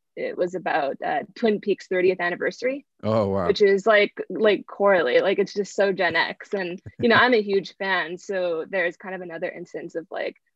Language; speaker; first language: English; early bilingual, other home language; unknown